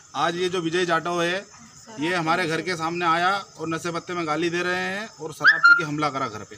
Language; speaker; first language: Hindi; native; Hindi